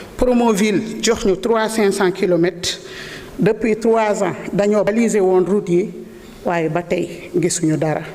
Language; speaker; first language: Wolof; non-native, local second language; Fula